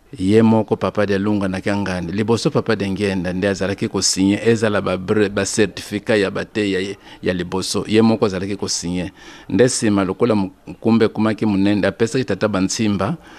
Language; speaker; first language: Lingala; non-native, local second language; Kongo